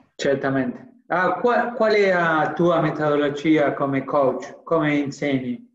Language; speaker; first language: Italian; non-native, fluent; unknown